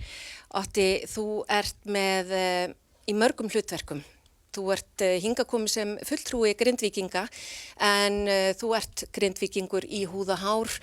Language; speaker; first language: Icelandic; native; Icelandic